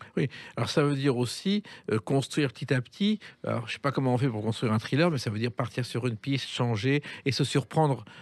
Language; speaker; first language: French; native; French